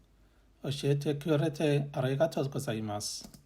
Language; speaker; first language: Japanese; non-native, learner; English